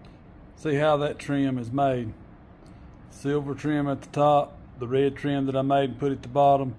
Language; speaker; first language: English; native; English